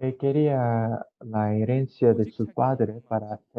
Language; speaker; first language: Spanish; non-native, learner; Korean